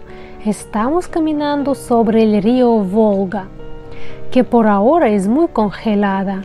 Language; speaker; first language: Spanish; non-native, fluent; Russian